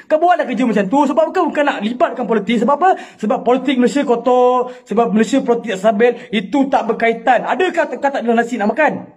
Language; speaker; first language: Malay; non-native, local second language; Tamil